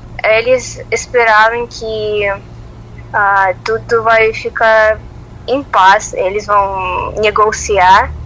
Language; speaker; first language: Portuguese; non-native, fluent; Russian